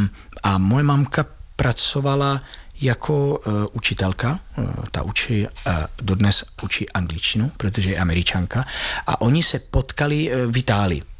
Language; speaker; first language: Czech; non-native, fluent; Italian